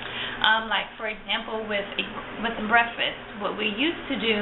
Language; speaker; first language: English; native; English